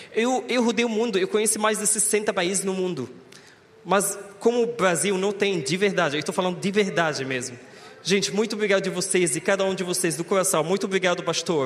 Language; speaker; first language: Portuguese; non-native, fluent; Arabic